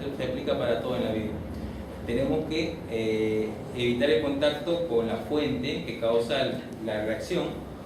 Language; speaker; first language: Spanish; native; Spanish